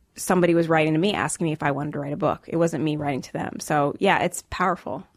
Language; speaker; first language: English; native; English